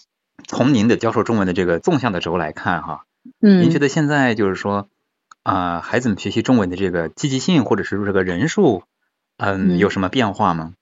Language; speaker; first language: Chinese; native; Chinese